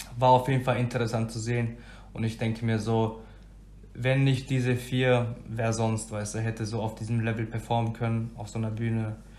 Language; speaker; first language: German; early bilingual, other home language; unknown